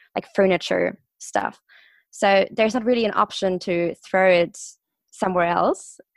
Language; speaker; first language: English; non-native, fluent; German